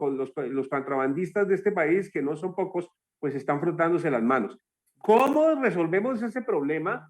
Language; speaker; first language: Spanish; native; Spanish